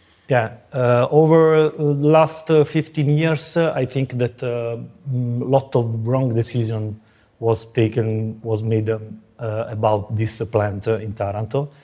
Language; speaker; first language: English; non-native, fluent; Italian